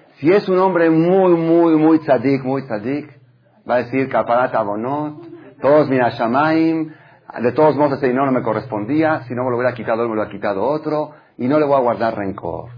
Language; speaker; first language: Spanish; non-native, fluent; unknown